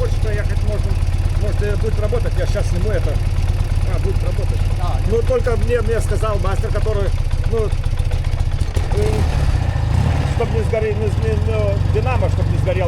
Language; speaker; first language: Russian; non-native, learner; Lithuanian